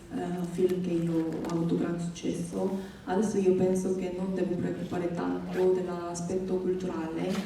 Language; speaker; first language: Italian; non-native, fluent; Korean